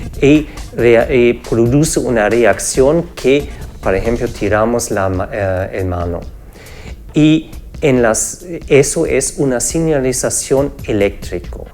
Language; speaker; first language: Spanish; non-native, fluent; German